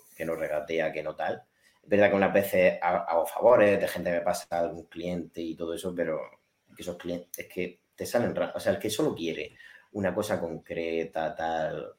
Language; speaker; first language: Spanish; native; Spanish